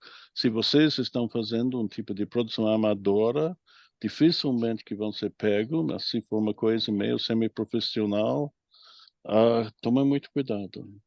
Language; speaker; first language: Portuguese; non-native, fluent; English